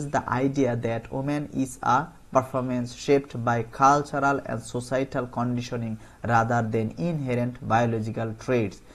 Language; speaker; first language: English; non-native, local second language; Bangla